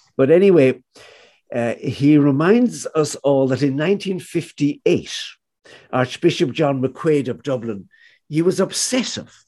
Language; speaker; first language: English; native; English